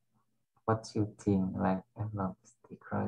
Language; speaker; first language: English; non-native, learner; Indonesian